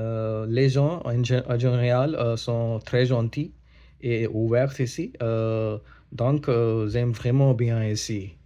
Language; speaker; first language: French; non-native, learner; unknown